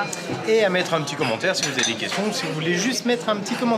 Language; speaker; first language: French; native; French